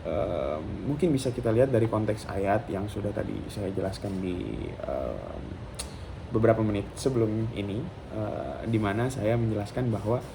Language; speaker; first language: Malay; non-native, local second language; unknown